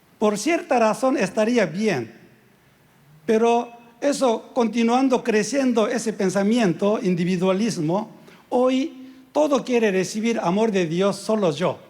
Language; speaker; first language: Spanish; non-native, fluent; Korean